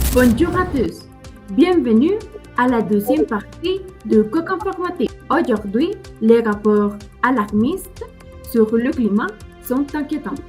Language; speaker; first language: French; non-native, learner; Spanish